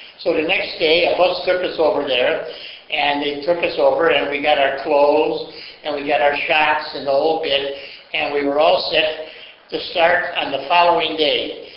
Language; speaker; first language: English; native; English